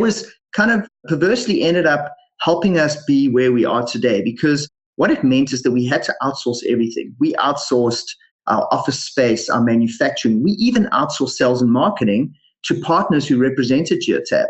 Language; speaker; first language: English; native; English